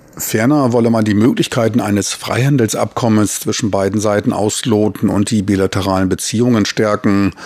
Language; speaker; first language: German; native; German